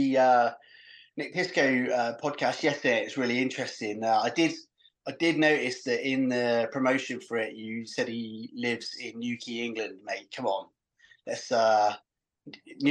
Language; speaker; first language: English; native; English